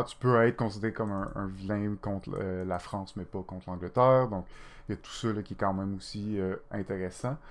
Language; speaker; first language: French; native; French